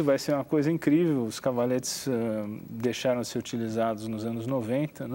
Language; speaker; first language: Portuguese; native; Portuguese